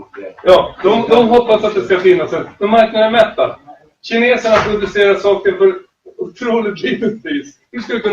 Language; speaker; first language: Swedish; native; Swedish